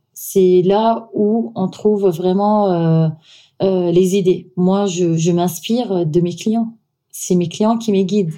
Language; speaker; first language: French; non-native, fluent; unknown